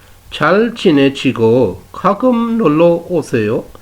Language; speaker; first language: Korean; non-native, fluent; Urdu